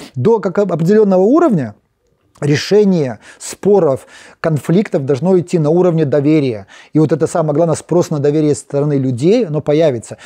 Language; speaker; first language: Russian; non-native, local second language; Polish